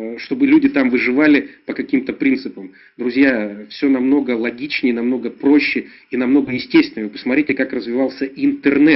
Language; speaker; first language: Russian; native; Russian